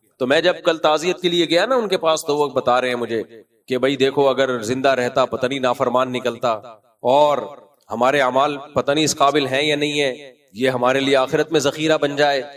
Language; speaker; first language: Urdu; native; Urdu